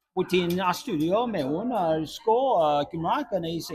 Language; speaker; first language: Welsh; non-native, learner; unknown